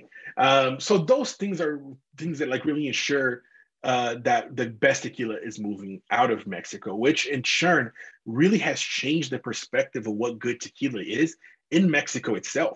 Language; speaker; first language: English; non-native, fluent; Portuguese